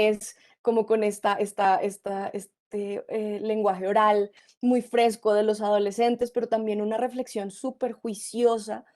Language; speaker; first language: Spanish; native; Spanish